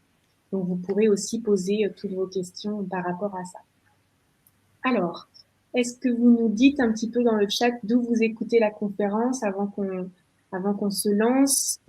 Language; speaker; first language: French; native; French